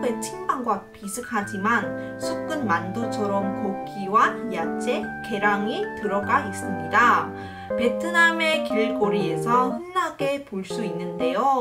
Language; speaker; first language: Korean; non-native, local second language; Vietnamese